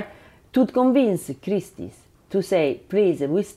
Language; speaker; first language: English; non-native, learner; Italian